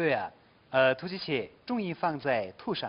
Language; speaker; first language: Chinese; non-native, local second language; Tibetan